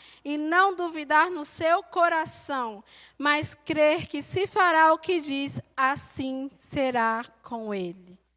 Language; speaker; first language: Portuguese; native; Portuguese